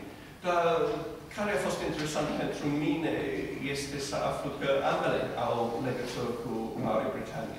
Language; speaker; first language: Romanian; non-native, fluent; English